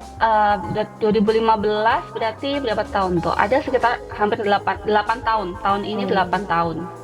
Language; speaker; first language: Indonesian; native; Indonesian